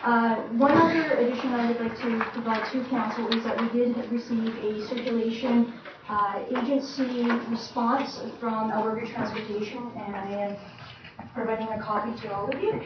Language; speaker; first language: English; native; English